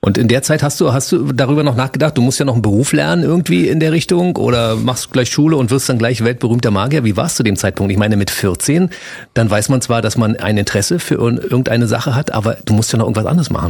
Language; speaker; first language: German; native; German